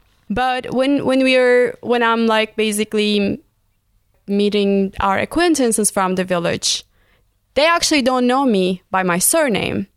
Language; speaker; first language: English; non-native, fluent; Turkish